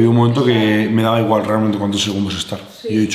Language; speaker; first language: Spanish; native; Spanish